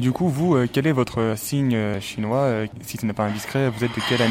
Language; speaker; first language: French; native; French